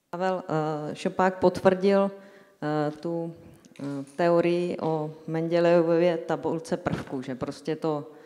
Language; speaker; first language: Czech; native; Czech